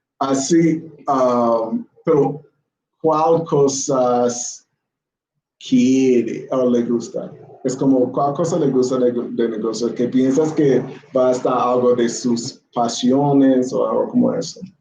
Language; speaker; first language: Spanish; non-native, learner; English